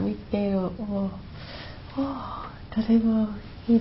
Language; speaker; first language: Japanese; non-native, learner; Chinese